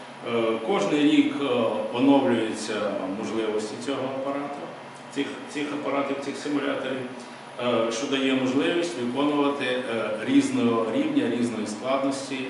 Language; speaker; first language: Ukrainian; native; Ukrainian